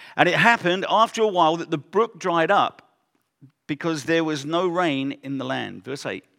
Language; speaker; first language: English; native; English